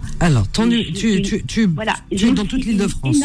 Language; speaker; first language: French; native; French